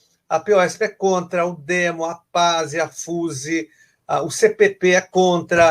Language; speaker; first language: Portuguese; native; Portuguese